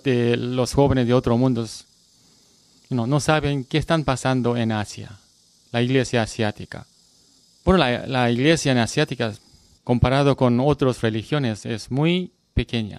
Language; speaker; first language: Spanish; non-native, learner; Korean